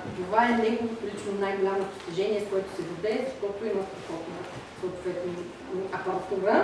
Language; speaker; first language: Bulgarian; native; Bulgarian